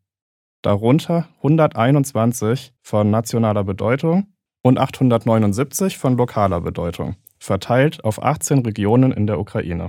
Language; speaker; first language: German; native; German